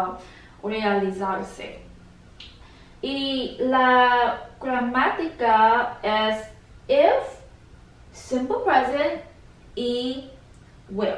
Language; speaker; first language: Spanish; non-native, learner; English